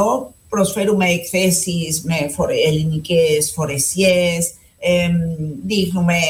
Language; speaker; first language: Greek; non-native, fluent; Spanish